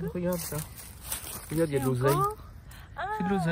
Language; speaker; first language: French; native; French